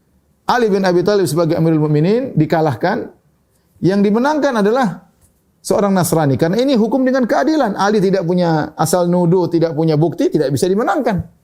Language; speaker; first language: Indonesian; native; Indonesian